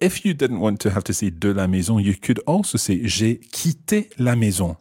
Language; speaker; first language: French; non-native, fluent; English